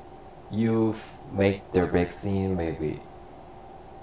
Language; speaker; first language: English; non-native, learner; Korean